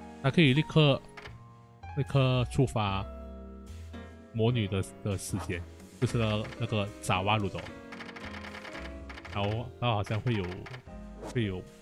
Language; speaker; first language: Chinese; native; Chinese